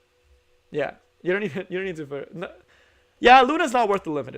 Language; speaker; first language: English; native; English